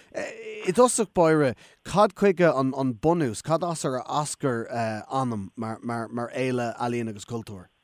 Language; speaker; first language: Irish; non-native, local second language; English